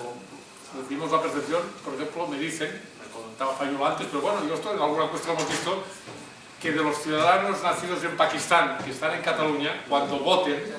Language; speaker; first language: Spanish; native; Spanish